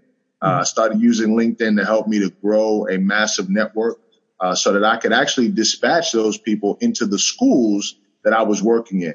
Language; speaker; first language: English; native; English